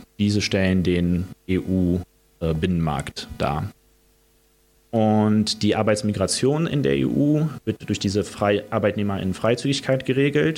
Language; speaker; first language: German; early bilingual, other home language; Romanian